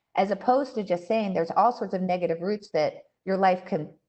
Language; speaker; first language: English; native; English